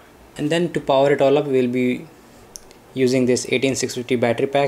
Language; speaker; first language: English; non-native, local second language; Hindi